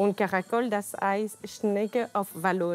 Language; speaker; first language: German; non-native, learner; French